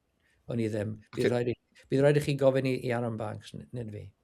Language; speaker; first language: Welsh; non-native, learner; English